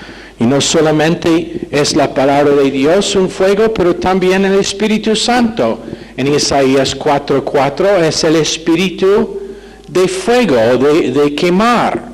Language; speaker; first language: Spanish; non-native, fluent; English